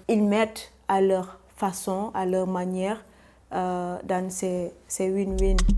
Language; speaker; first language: French; non-native, local second language; Wolof